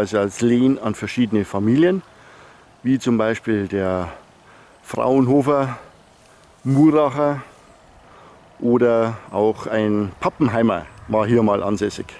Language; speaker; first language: German; native; German